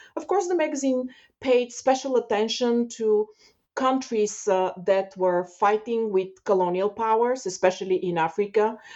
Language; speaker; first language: English; non-native, fluent; Bulgarian